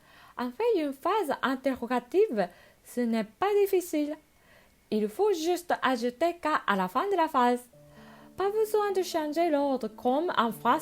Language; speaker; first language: French; non-native, fluent; Japanese